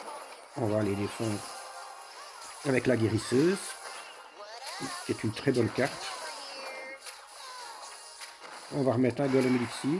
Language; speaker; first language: French; native; French